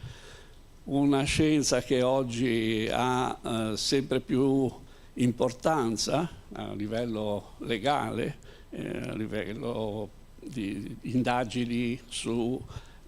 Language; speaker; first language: Italian; native; Italian